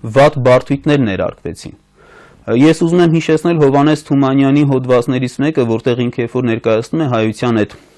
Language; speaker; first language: Armenian; native; Armenian